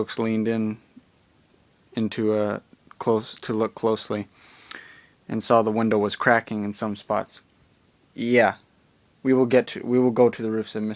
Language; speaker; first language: English; native; English